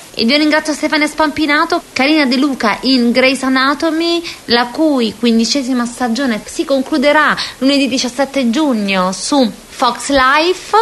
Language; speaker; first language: Italian; native; Italian